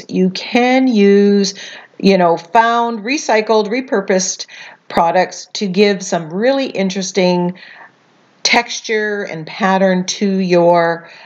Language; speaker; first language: English; native; English